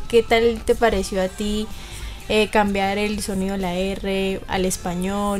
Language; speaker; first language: Spanish; native; Spanish